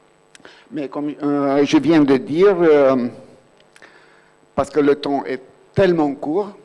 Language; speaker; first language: French; non-native, fluent; Romanian